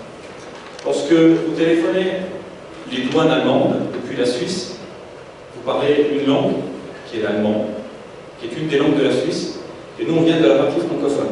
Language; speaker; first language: French; native; French